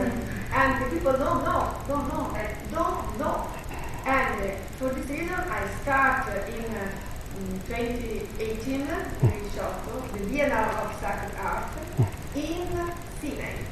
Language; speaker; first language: English; non-native, learner; Italian